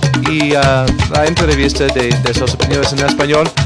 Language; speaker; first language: Spanish; non-native, learner; English